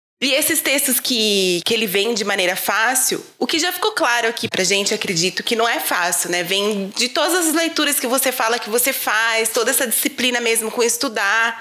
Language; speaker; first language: Portuguese; native; Portuguese